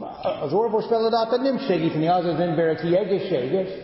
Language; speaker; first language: Hungarian; non-native, fluent; English